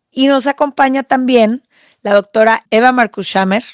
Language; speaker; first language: Spanish; native; Spanish